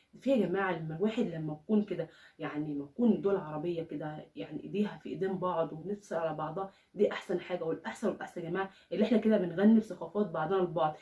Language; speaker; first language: Arabic; native; Arabic